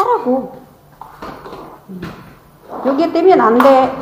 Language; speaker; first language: Korean; non-native, learner; Filipino